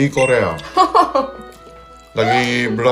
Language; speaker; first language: Indonesian; early bilingual, other home language; Korean